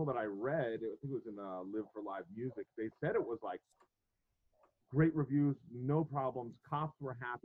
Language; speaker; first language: English; native; English